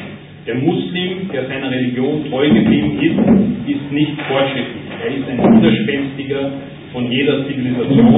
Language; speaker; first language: German; native; German